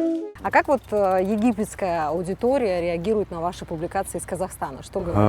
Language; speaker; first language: Russian; native; Russian